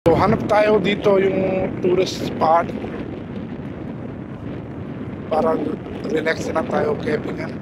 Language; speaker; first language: Filipino; non-native, learner; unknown